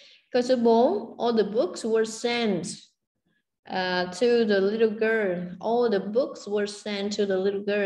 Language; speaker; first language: English; non-native, fluent; Vietnamese